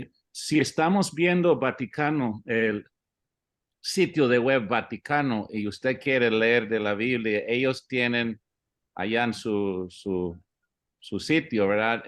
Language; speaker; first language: Spanish; early bilingual, heritage; English